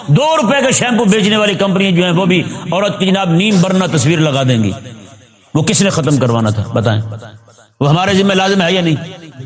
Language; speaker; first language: Urdu; non-native, local second language; Punjabi